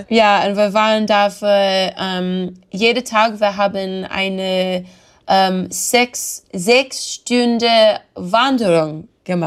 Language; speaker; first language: German; non-native, learner; English